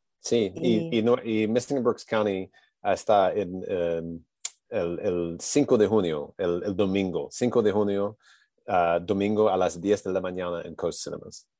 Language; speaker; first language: Spanish; non-native, learner; English